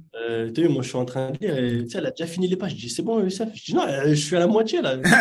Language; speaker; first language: French; early bilingual, other home language; Arabic